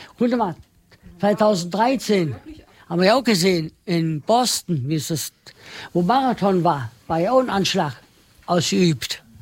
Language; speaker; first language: German; non-native, learner; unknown